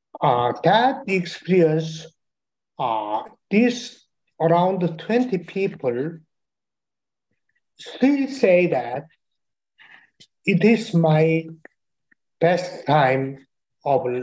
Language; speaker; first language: English; non-native, learner; Chinese